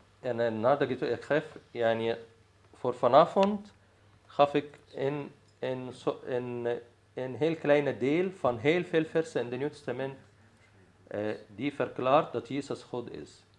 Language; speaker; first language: Dutch; non-native, fluent; Arabic